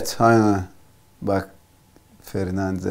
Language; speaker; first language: Turkish; non-native, learner; Portuguese